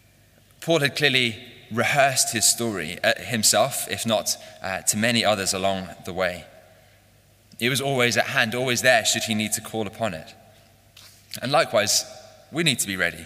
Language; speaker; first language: English; native; English